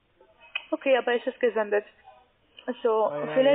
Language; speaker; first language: German; non-native, learner; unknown